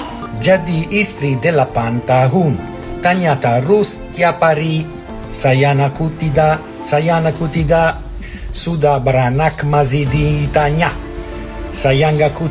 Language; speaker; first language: Indonesian; non-native, learner; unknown